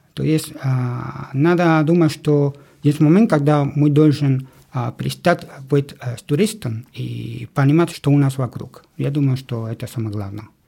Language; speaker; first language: Russian; non-native, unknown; Spanish